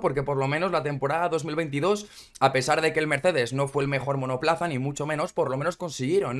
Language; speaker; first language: Spanish; native; Spanish